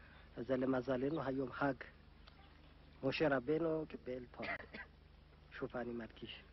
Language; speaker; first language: Hebrew; non-native, learner; Amharic